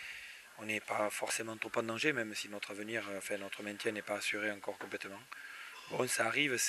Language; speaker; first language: French; native; French